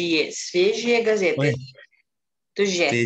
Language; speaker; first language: Russian; non-native, fluent; Indonesian